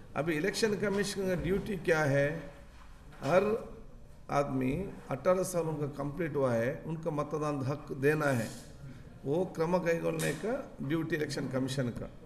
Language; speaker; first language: Hindi; non-native, local second language; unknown